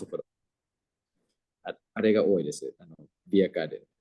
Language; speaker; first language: Japanese; non-native, fluent; Thai